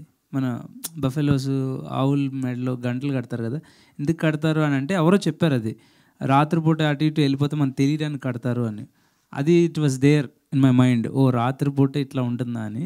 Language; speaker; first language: Telugu; native; Telugu